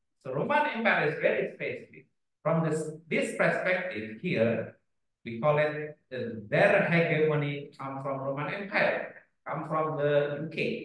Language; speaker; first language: English; non-native, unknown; Indonesian